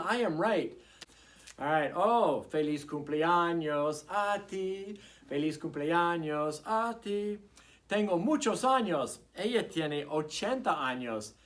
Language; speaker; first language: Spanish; non-native, fluent; English